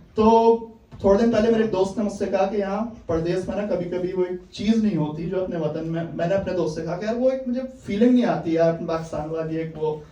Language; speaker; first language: Urdu; native; Urdu